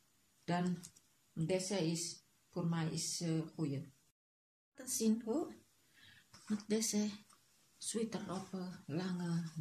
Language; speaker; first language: Dutch; non-native, learner; Indonesian